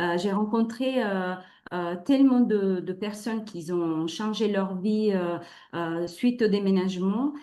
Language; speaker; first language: French; non-native, fluent; Italian